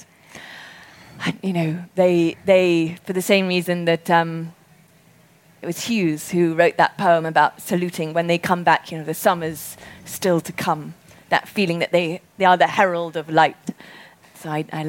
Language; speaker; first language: English; native; English